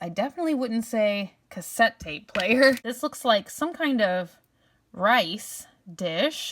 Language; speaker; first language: English; native; English